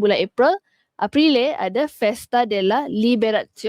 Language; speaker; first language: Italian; non-native, fluent; Malay